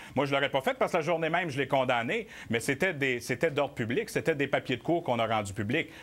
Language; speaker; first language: French; native; French